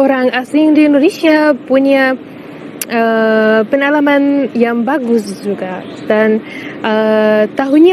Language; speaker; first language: Indonesian; non-native, fluent; Arabic